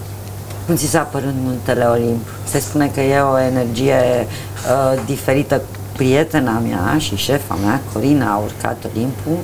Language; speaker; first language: Romanian; native; Romanian